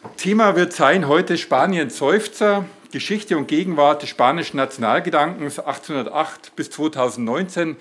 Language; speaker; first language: German; native; German